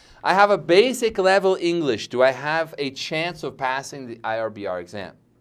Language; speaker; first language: English; native; English